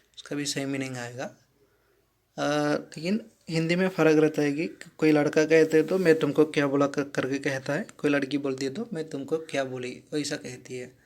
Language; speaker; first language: Hindi; non-native, local second language; Tamil